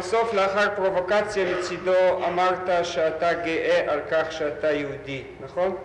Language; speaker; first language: Hebrew; non-native, fluent; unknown